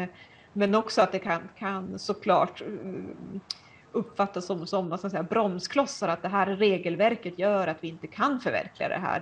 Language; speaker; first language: Swedish; native; Swedish